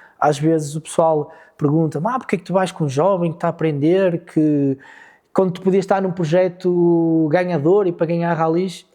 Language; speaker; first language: Portuguese; native; Portuguese